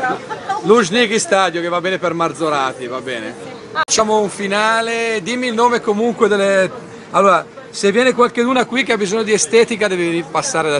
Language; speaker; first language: Italian; native; Italian